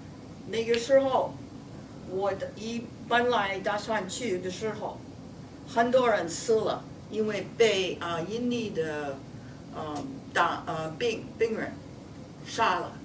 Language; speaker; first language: Chinese; non-native, fluent; English